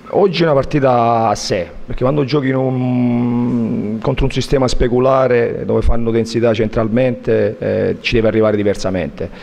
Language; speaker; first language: Italian; native; Italian